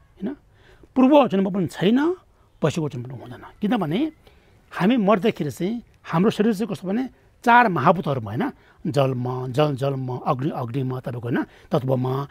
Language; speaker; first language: Nepali; non-native, local second language; Tibetan